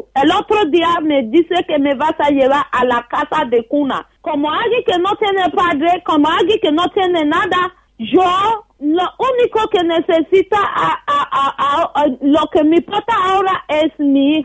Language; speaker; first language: Spanish; non-native, learner; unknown